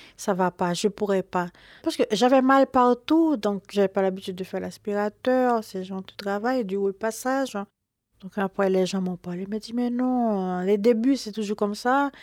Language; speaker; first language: French; non-native, local second language; Haitian Creole